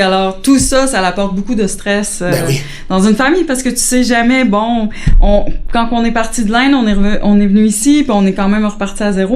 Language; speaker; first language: French; native; French